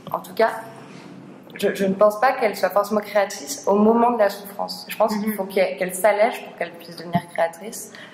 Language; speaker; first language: French; native; French